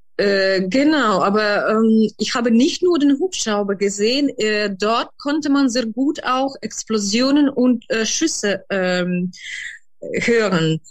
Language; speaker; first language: German; non-native, fluent; Ukrainian